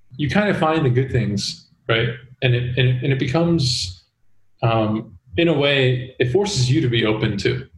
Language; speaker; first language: English; early bilingual, other home language; Korean